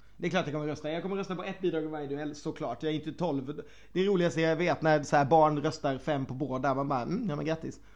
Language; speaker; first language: Swedish; native; Swedish